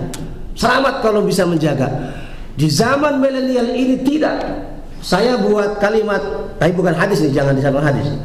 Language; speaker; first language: Indonesian; native; Indonesian